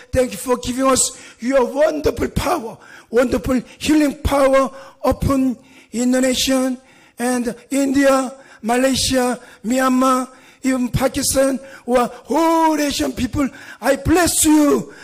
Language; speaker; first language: English; non-native, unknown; Korean